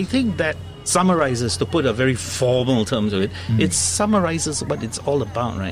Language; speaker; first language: English; native; English